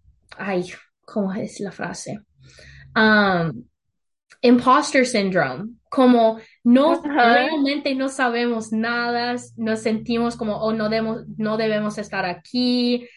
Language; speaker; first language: Spanish; non-native, learner; English